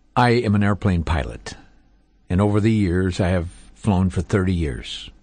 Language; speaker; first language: English; native; English